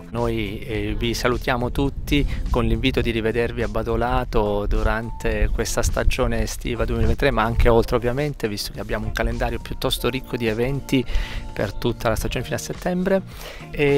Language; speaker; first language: Italian; native; Italian